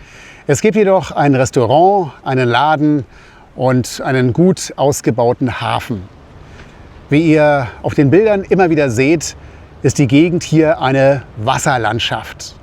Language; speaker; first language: German; native; German